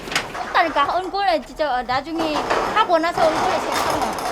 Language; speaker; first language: Korean; non-native, learner; Vietnamese